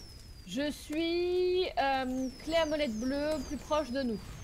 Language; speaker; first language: French; native; French